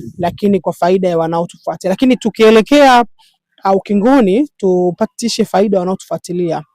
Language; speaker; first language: Swahili; native; Swahili